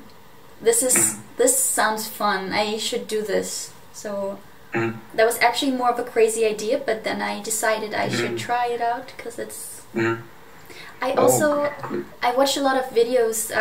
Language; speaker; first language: English; non-native, fluent; German